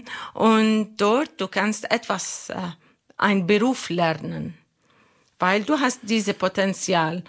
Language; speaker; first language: German; non-native, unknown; Arabic